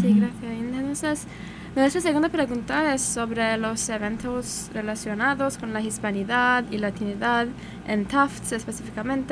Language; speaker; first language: Spanish; non-native, learner; English